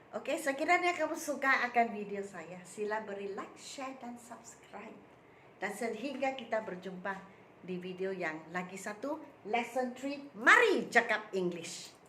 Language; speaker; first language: Malay; non-native, local second language; Min Nan Chinese